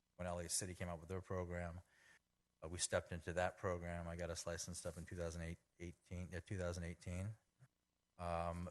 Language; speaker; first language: English; native; English